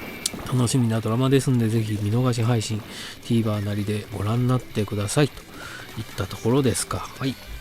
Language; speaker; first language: Japanese; native; Japanese